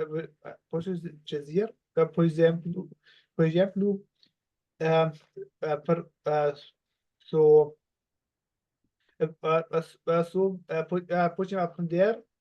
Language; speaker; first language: Portuguese; non-native, learner; German